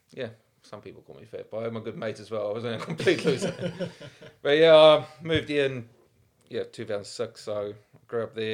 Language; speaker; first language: English; non-native, local second language; Afrikaans